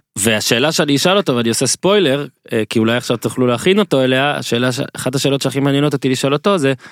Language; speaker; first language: Hebrew; native; Hebrew